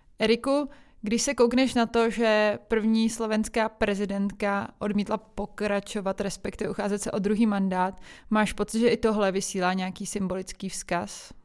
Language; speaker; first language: Czech; native; Czech